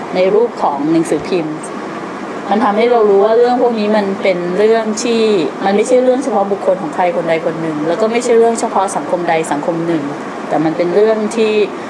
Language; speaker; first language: Thai; native; Thai